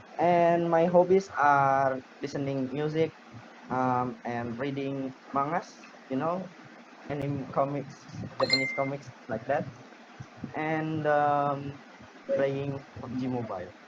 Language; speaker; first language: English; non-native, learner; Indonesian